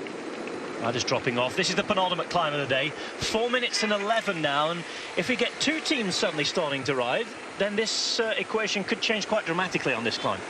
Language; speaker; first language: English; native; English